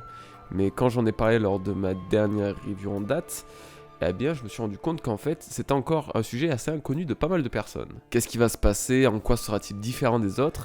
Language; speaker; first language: French; native; French